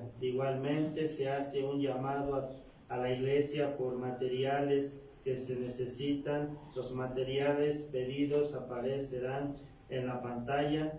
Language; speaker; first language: Spanish; native; Spanish